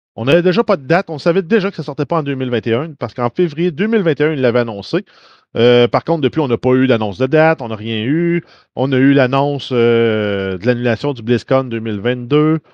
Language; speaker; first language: French; native; French